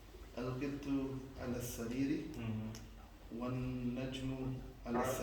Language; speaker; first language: Arabic; non-native, learner; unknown